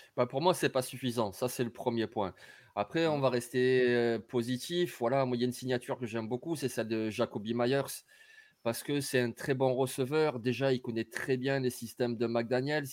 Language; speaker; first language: French; native; French